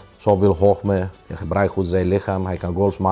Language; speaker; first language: Dutch; non-native, fluent; Greek